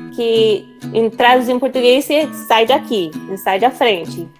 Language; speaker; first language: Portuguese; non-native, fluent; English